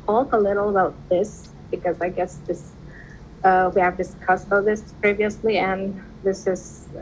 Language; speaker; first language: English; non-native, fluent; Indonesian